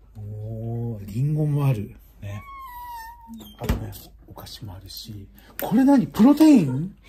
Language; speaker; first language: Japanese; native; Japanese